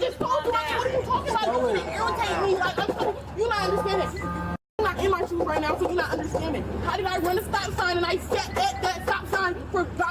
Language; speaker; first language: English; native; English